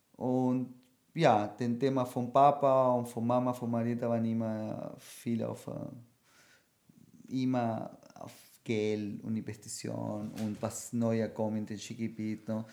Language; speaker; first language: German; non-native, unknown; Spanish